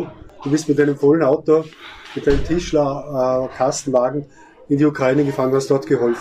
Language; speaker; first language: German; native; German